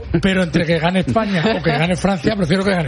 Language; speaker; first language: Spanish; native; Spanish